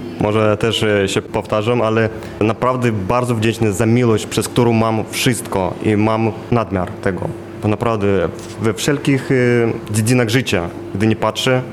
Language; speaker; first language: Polish; non-native, fluent; Ukrainian